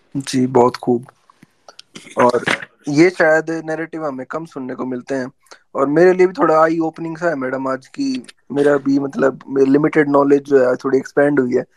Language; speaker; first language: Hindi; native; Hindi